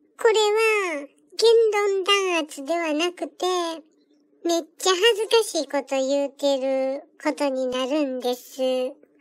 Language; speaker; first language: Japanese; native; Japanese